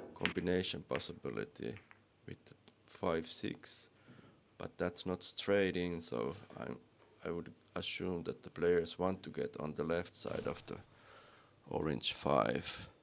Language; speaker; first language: English; non-native, fluent; Finnish